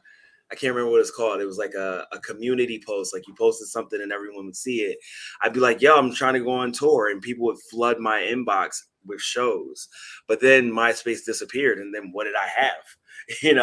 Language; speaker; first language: English; native; English